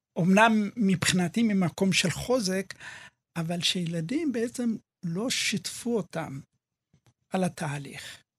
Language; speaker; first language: Hebrew; early bilingual, other home language; Amharic